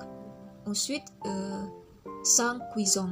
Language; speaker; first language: French; non-native, learner; Indonesian